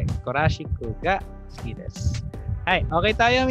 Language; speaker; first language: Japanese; non-native, fluent; Filipino